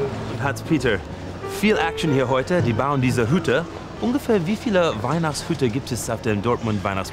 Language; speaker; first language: German; non-native, learner; English